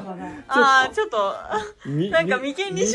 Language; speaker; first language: Japanese; native; Japanese